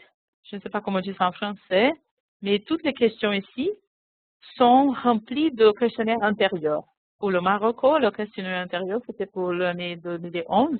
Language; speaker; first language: French; non-native, fluent; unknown